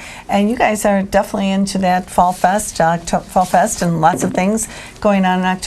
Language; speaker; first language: English; native; English